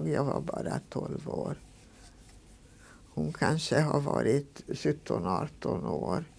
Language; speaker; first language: Swedish; non-native, fluent; Hungarian